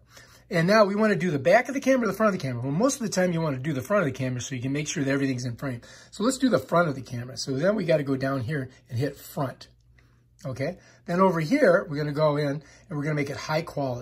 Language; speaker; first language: English; native; English